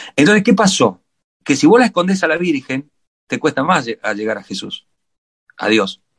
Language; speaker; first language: Spanish; native; Spanish